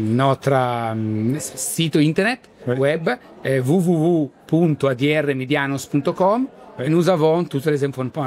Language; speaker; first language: French; non-native, learner; Italian